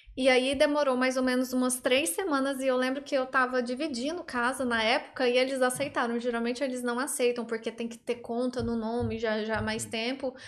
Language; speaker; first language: Portuguese; native; Portuguese